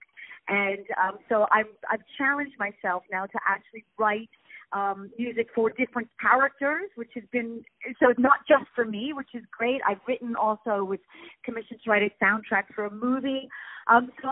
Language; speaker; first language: English; native; English